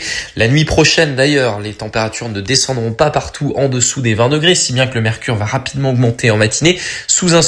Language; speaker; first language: French; native; French